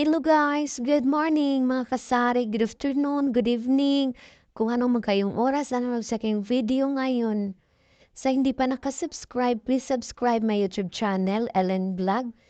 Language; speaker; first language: Filipino; non-native, local second language; Cebuano